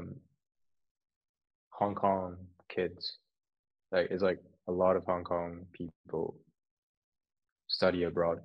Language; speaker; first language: English; non-native, local second language; Cantonese